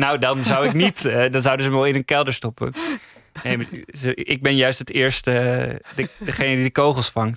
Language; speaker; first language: Dutch; native; Dutch